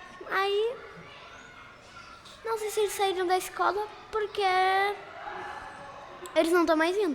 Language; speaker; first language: Portuguese; native; Portuguese